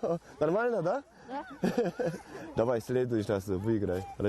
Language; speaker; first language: Russian; non-native, learner; Korean